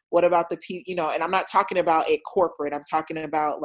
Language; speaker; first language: English; native; English